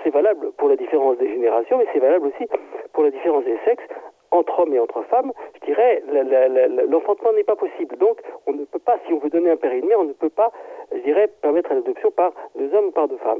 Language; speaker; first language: French; native; French